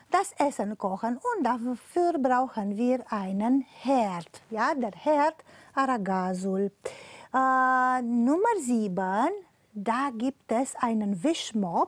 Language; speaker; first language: German; non-native, fluent; Romanian